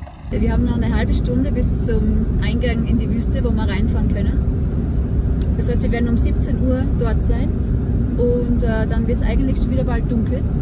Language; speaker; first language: German; native; German